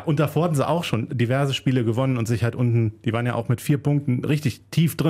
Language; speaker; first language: German; native; German